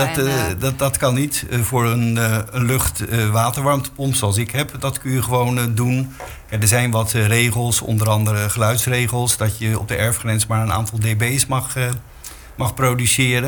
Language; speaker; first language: Dutch; native; Dutch